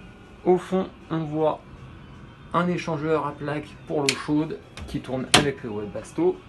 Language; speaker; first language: French; native; French